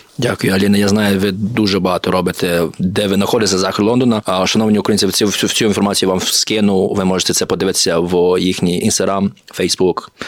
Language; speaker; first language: Ukrainian; early bilingual, heritage; Ukrainian